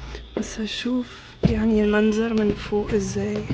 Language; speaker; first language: Arabic; non-native, fluent; German